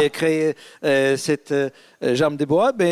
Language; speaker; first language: French; non-native, fluent; Russian